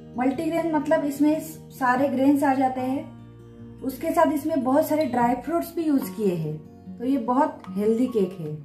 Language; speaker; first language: Hindi; non-native, local second language; Marathi